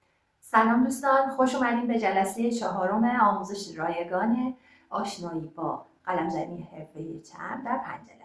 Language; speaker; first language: Persian; native; Persian